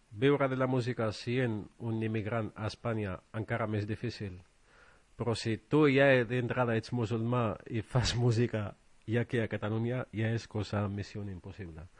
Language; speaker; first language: Catalan; non-native, fluent; Arabic